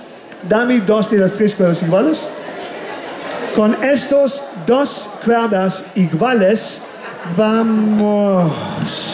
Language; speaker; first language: Spanish; non-native, fluent; German